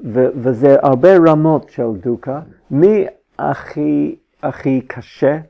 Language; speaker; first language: Hebrew; non-native, fluent; English